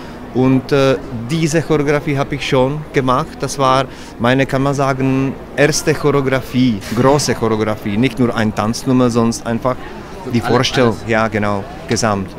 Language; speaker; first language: German; non-native, learner; Czech